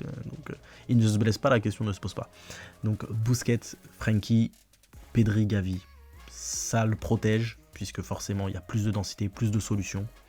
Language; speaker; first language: French; native; French